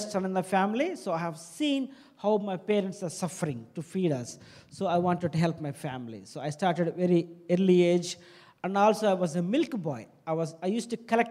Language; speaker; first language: English; non-native, local second language; Telugu